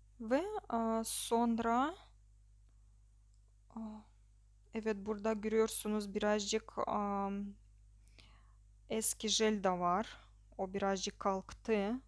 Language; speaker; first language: Turkish; non-native, learner; Russian